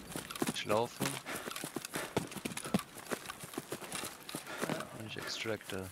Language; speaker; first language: German; native; German